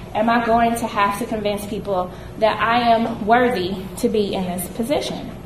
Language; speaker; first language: English; native; English